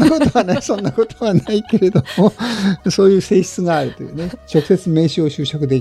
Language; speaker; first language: Japanese; native; Japanese